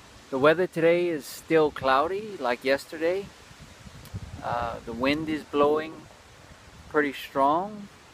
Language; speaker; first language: English; early bilingual, other home language; French